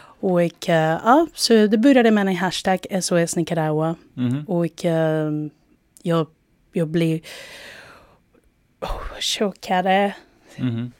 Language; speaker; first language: Swedish; non-native, fluent; Spanish